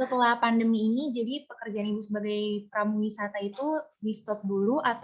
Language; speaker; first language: Indonesian; native; Indonesian